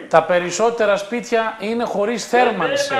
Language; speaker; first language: Greek; native; Greek